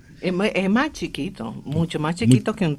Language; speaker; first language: Spanish; native; Spanish